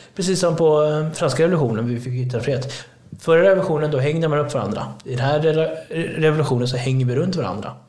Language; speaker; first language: Swedish; early bilingual, other home language; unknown